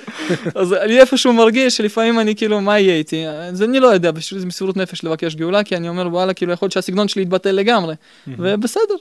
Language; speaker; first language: Hebrew; early bilingual, other home language; Russian